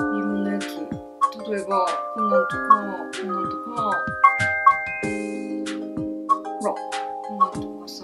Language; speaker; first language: Japanese; native; Japanese